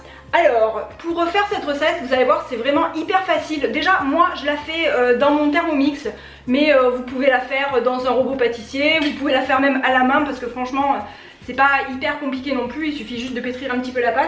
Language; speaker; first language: French; native; French